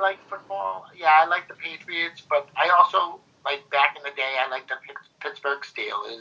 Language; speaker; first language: English; native; English